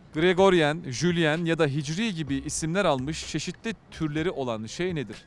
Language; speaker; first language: Turkish; native; Turkish